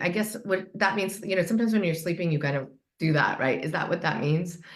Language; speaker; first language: English; native; English